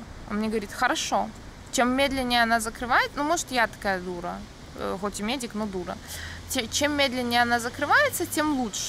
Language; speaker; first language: Russian; native; Russian